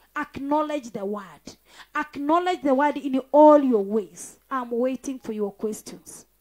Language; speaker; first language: English; non-native, local second language; Swahili